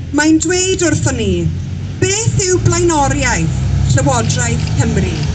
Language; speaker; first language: Welsh; non-native, local second language; English